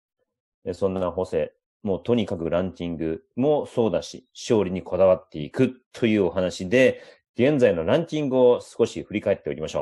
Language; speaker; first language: Japanese; native; Japanese